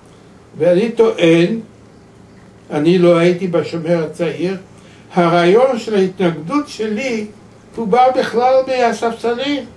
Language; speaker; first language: Hebrew; non-native, fluent; Yiddish